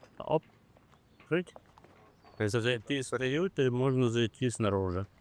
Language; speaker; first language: Russian; native; Russian